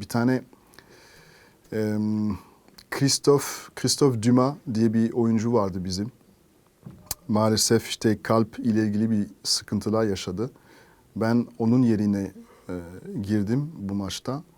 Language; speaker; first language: Turkish; non-native, fluent; French